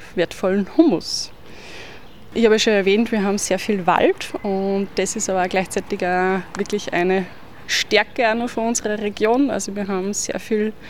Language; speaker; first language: German; native; German